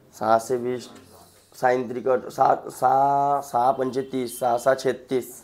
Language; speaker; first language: Hindi; non-native, local second language; Marathi